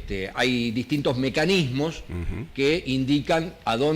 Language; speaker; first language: Spanish; native; Spanish